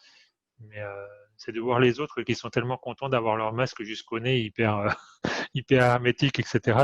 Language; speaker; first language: French; native; French